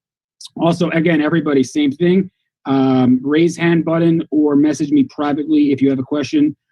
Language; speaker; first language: English; native; English